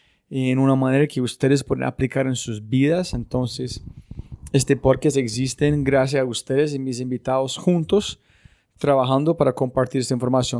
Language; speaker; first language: Spanish; non-native, fluent; English